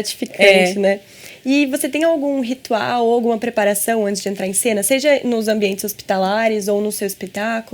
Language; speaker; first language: Portuguese; native; Portuguese